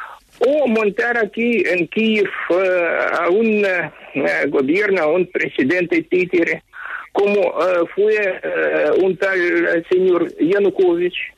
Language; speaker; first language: Spanish; non-native, fluent; Ukrainian